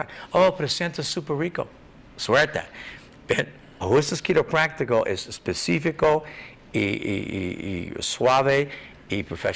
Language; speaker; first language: Spanish; non-native, learner; English